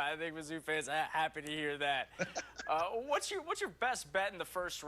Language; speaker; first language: English; native; English